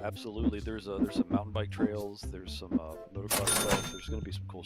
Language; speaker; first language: English; native; English